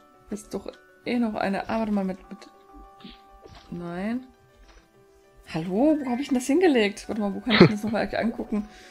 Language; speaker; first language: German; native; German